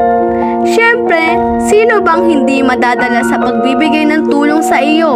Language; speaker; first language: Filipino; native; Filipino